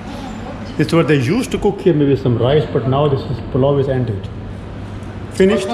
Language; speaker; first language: English; non-native, local second language; Urdu